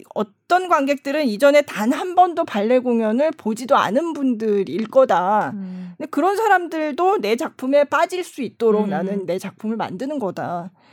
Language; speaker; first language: Korean; native; Korean